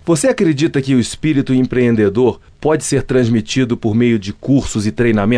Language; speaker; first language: Portuguese; native; Portuguese